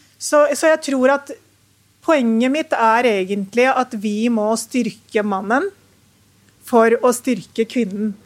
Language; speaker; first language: Norwegian; early bilingual, other home language; Urdu